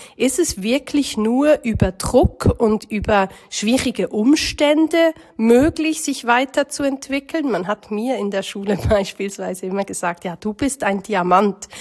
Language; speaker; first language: German; native; German